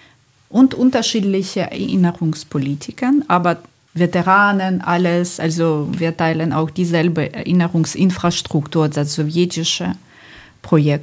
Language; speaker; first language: German; non-native, fluent; Ukrainian